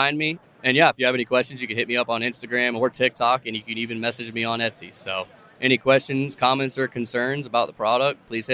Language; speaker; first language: English; native; English